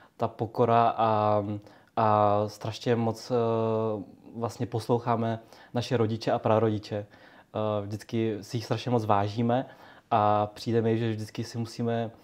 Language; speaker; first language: Czech; early bilingual, other home language; Vietnamese